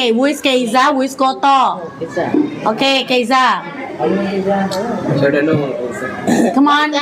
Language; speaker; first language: English; non-native, learner; Indonesian